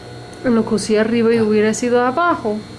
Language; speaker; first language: Spanish; non-native, learner; English